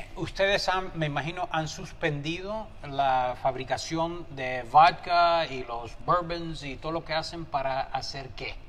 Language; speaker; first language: Spanish; early bilingual, heritage; Spanish